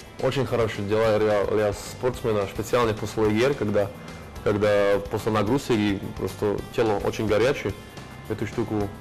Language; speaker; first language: Russian; non-native, learner; Slovak